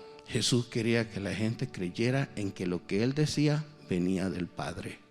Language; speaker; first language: Spanish; native; Spanish